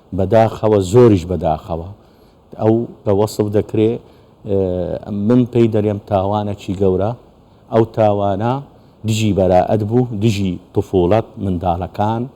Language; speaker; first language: Central Kurdish; non-native, local second language; Assyrian Neo-Aramaic